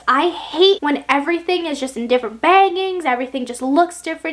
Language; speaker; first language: English; native; English